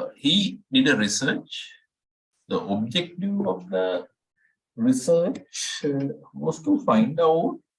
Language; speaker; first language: English; non-native, local second language; Sinhala